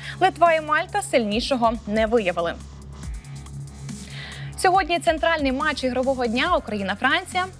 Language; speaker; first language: Ukrainian; native; Ukrainian